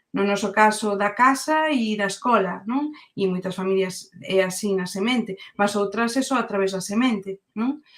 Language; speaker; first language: Galician; non-native, local second language; Spanish